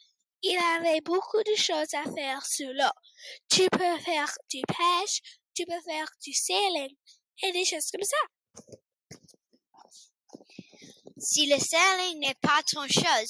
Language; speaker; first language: French; non-native, learner; English